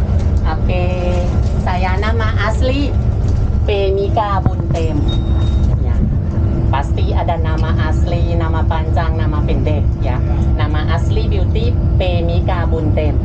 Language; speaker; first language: Indonesian; non-native, fluent; Thai